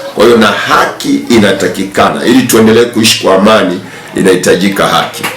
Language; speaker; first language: Swahili; native; Swahili